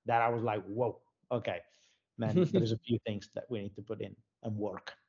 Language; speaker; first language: English; non-native, fluent; Italian